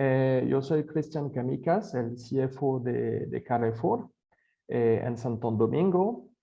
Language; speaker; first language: Spanish; non-native, fluent; French